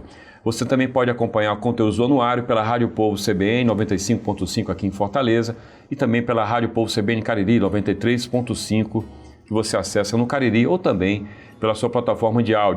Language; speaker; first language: Portuguese; native; Portuguese